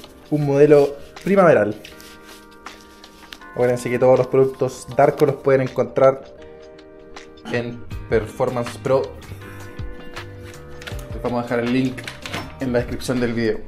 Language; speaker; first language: Spanish; native; Spanish